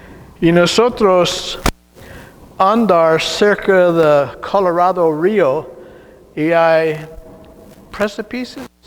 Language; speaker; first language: Spanish; non-native, learner; English